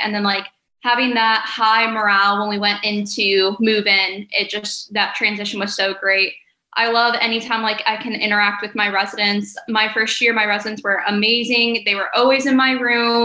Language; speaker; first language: English; native; English